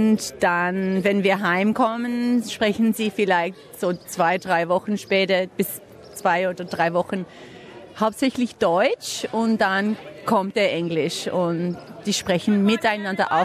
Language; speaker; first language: German; non-native, learner; English